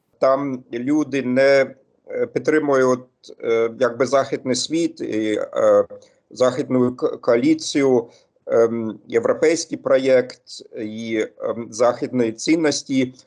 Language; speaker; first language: Ukrainian; non-native, fluent; German